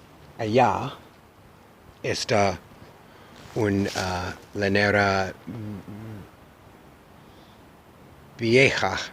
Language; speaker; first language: Spanish; non-native, learner; English